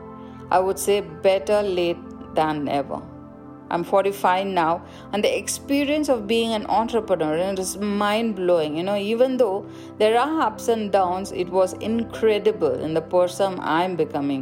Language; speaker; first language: English; non-native, local second language; Tamil